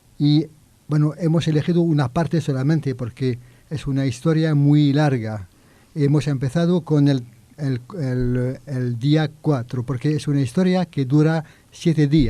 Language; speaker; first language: Spanish; non-native, learner; French